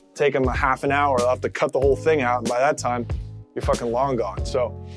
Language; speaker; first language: English; native; English